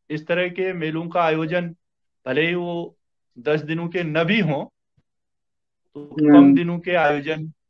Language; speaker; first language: Hindi; native; Hindi